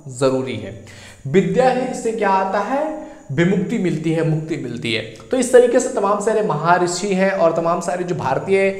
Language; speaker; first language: Hindi; native; Hindi